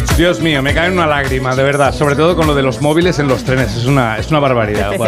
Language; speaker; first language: Spanish; native; Spanish